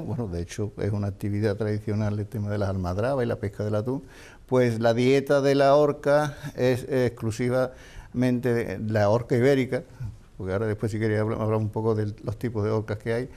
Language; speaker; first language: Spanish; native; Spanish